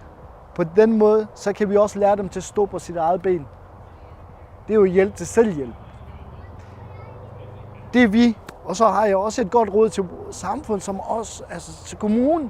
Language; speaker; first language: Danish; non-native, fluent; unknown